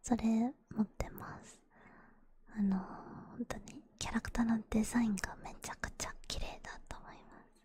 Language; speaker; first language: Japanese; non-native, fluent; English